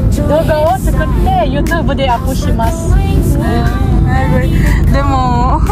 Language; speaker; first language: Japanese; non-native, learner; Filipino